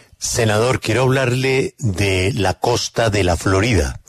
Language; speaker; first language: Spanish; native; Spanish